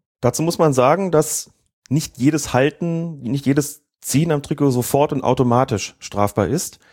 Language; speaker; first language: German; native; German